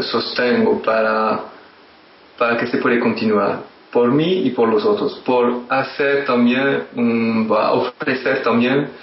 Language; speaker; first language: Spanish; non-native, fluent; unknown